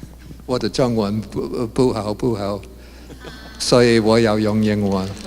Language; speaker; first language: Chinese; non-native, learner; English